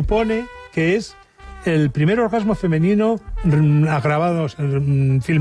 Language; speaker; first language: Spanish; native; Spanish